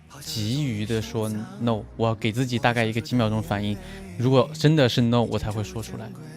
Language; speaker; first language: Chinese; native; Chinese